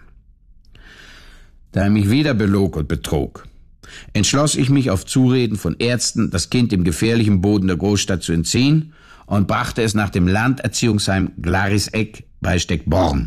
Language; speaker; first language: German; native; German